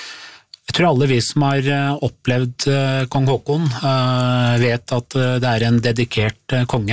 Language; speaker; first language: Norwegian; native; Norwegian